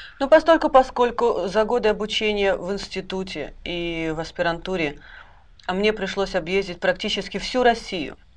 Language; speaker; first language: Russian; native; Russian